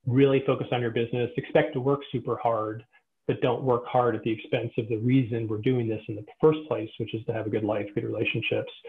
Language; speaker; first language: English; native; English